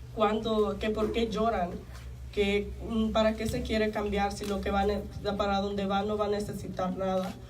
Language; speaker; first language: Spanish; early bilingual, heritage; Spanish